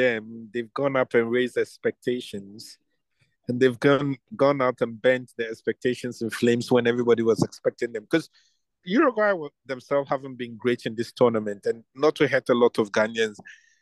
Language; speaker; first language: English; non-native, local second language; Akan